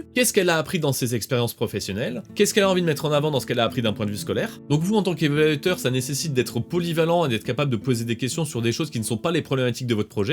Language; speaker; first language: French; native; French